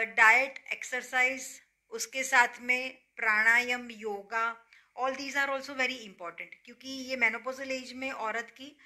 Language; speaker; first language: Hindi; non-native, local second language; Gujarati